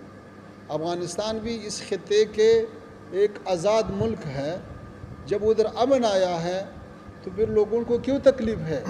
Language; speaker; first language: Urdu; non-native, fluent; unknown